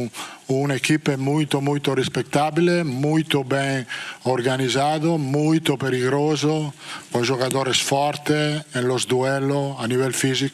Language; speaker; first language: Portuguese; non-native, learner; Italian